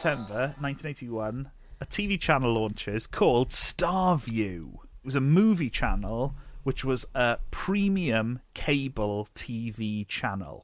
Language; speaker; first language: English; native; English